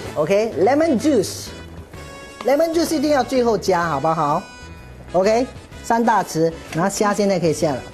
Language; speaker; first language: Chinese; native; Chinese